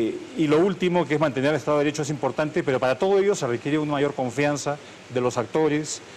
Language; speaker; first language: Spanish; native; Spanish